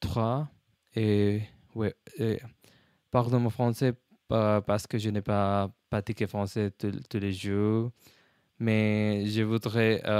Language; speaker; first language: French; non-native, learner; English